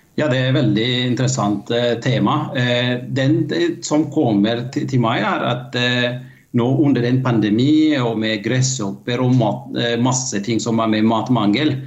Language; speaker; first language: Norwegian; non-native, fluent; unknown